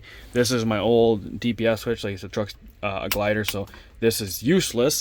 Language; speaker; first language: English; native; English